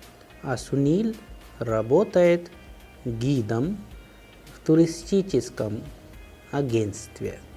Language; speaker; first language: Russian; non-native, fluent; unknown